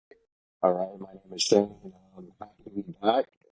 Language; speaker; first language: English; native; English